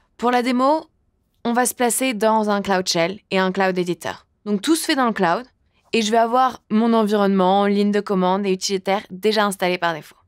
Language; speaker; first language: French; native; French